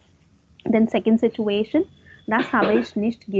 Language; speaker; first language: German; non-native, fluent; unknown